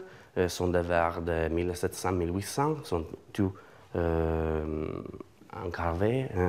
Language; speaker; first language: French; non-native, learner; Italian